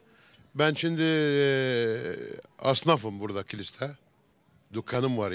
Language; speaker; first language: Turkish; early bilingual, heritage; Turkish